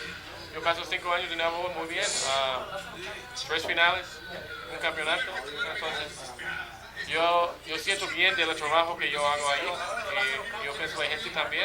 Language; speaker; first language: Spanish; non-native, fluent; English